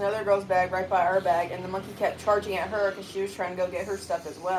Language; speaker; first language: English; native; English